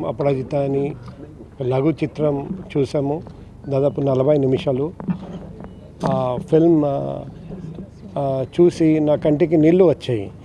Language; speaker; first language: Telugu; non-native, local second language; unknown